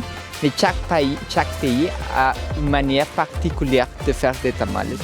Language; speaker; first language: French; non-native, learner; Spanish